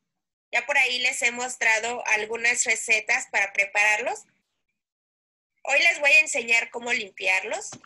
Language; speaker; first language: Spanish; native; Spanish